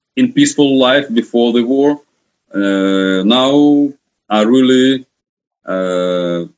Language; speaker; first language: English; non-native, fluent; Ukrainian